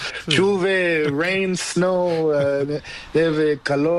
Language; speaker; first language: Spanish; non-native, learner; Portuguese